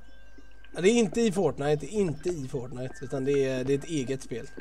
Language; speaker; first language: Swedish; native; Swedish